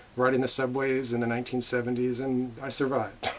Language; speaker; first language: English; native; English